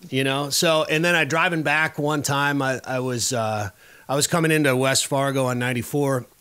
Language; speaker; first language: English; native; English